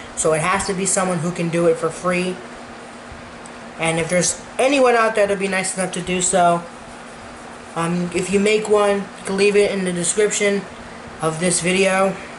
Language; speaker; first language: English; native; English